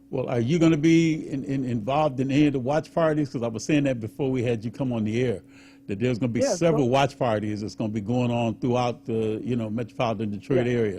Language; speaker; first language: English; native; English